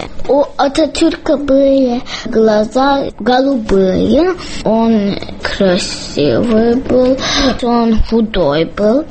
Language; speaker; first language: Russian; early bilingual, other home language; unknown